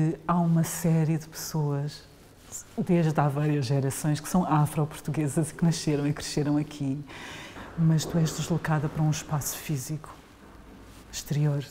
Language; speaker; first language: Portuguese; native; Portuguese